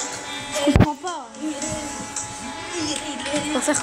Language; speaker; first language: French; native; French